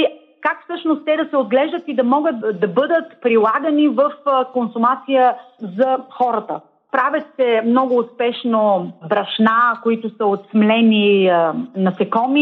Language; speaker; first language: Bulgarian; native; Bulgarian